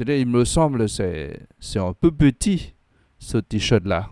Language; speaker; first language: French; non-native, fluent; Khmer